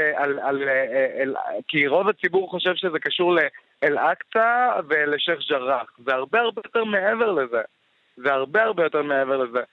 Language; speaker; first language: Hebrew; non-native, local second language; Arabic